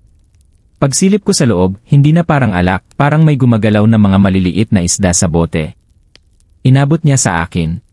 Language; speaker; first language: Filipino; native; Filipino